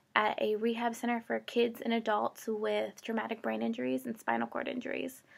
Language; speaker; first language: English; native; English